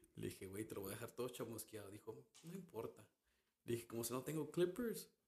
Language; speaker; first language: Spanish; early bilingual, heritage; Spanish